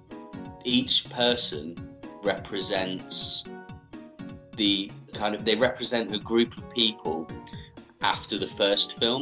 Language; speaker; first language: English; native; English